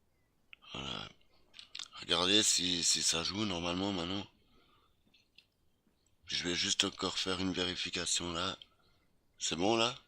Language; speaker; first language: French; native; French